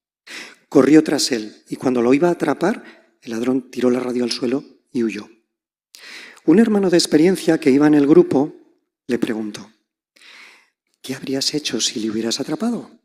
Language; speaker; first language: Spanish; native; Spanish